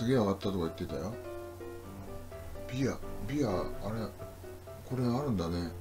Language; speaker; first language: Japanese; native; Japanese